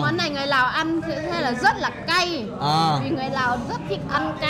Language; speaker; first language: Vietnamese; non-native, fluent; Lao